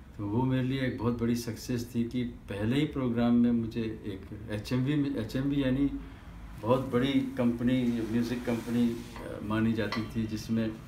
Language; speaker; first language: Hindi; native; Hindi